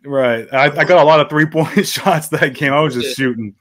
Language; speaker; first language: English; native; English